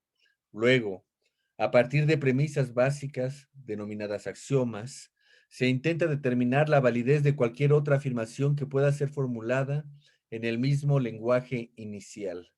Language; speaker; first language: Spanish; native; Spanish